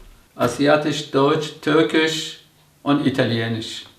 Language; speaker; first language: German; non-native, learner; Turkish